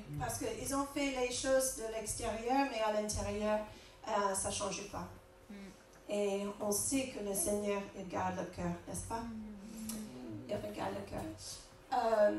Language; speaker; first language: French; non-native, fluent; English